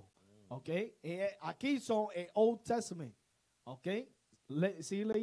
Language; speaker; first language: Spanish; non-native, learner; English